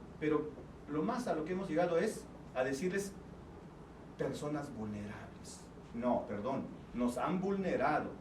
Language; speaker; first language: Spanish; non-native, local second language; Tzeltal